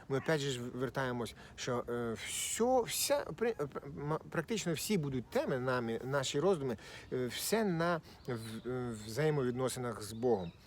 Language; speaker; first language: Ukrainian; non-native, local second language; Russian